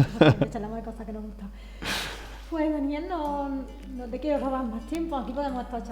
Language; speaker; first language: Spanish; native; Spanish